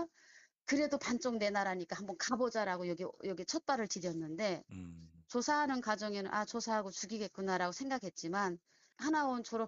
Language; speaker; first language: Korean; native; Korean